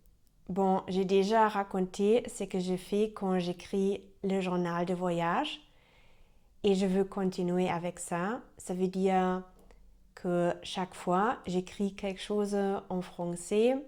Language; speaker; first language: French; non-native, learner; German